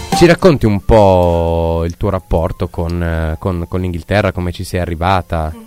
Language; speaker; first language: Italian; native; Italian